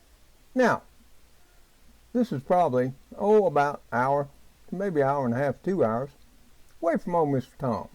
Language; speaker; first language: English; native; English